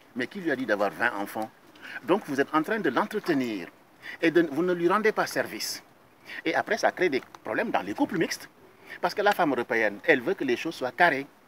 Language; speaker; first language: French; non-native, local second language; Wolof